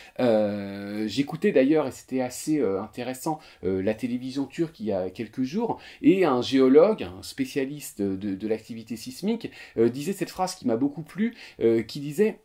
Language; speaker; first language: French; native; French